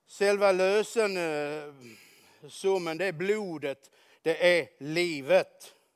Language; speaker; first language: Swedish; native; Swedish